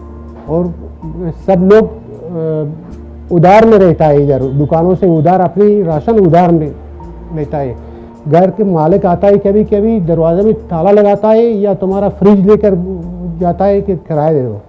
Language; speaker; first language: Hindi; non-native, fluent; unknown